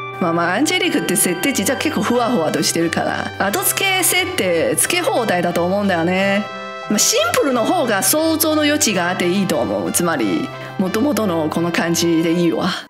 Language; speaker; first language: Japanese; non-native, fluent; Chinese